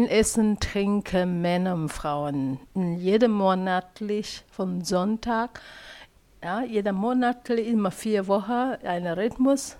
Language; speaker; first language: German; non-native, learner; Chinese